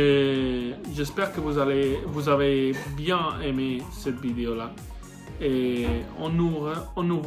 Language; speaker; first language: French; non-native, learner; Spanish